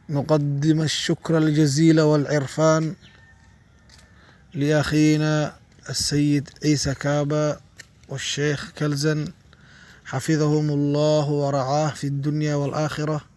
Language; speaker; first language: Arabic; non-native, local second language; Somali